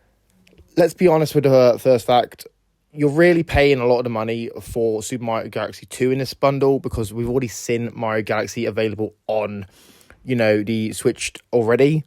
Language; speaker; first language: English; native; English